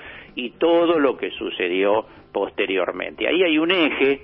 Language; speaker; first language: Spanish; native; Spanish